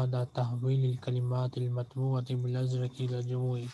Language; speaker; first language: Arabic; non-native, fluent; Urdu